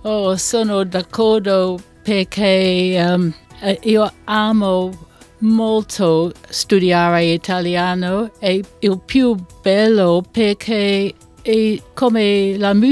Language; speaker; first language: Italian; non-native, learner; English